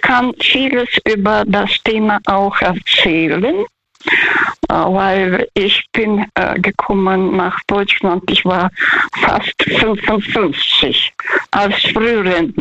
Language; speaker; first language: German; non-native, fluent; Russian